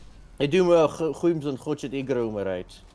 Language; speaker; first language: Russian; non-native, learner; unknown